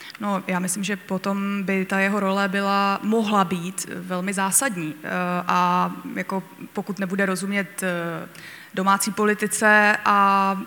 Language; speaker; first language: Czech; native; Czech